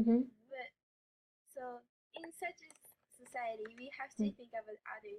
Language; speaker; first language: English; non-native, learner; Japanese